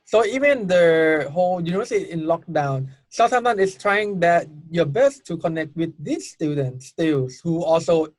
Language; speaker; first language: English; non-native, fluent; Thai